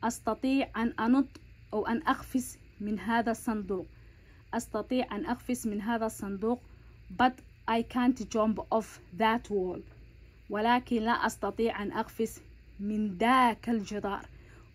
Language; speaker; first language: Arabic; non-native, local second language; Somali